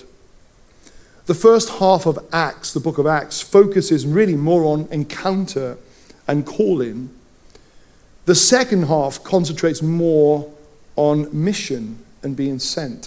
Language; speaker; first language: English; native; English